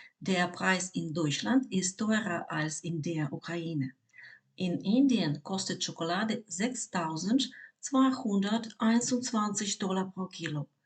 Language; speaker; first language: German; non-native, fluent; Ukrainian